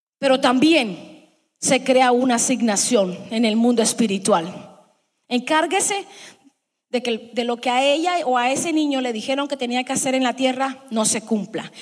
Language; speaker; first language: Spanish; early bilingual, heritage; Spanish